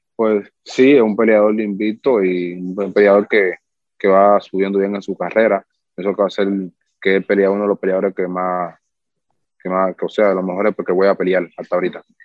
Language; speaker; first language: Spanish; native; Spanish